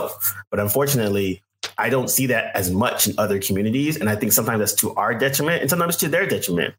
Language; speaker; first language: English; native; English